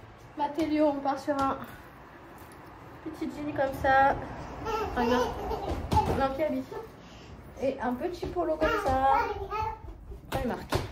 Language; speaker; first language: French; native; French